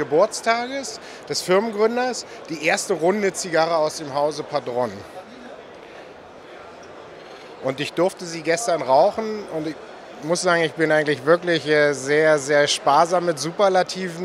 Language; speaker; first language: German; native; German